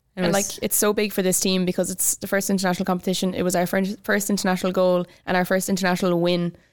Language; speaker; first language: English; native; English